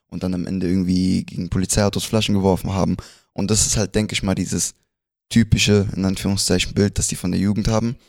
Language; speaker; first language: German; early bilingual, other home language; Spanish